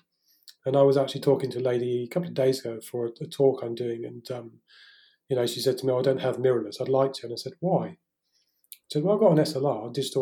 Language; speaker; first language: English; native; English